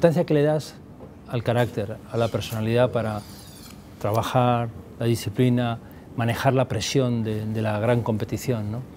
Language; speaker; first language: Spanish; native; Spanish